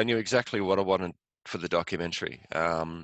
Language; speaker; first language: English; native; English